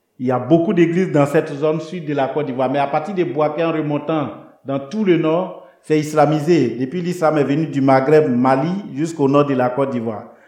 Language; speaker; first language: French; non-native, local second language; Baoulé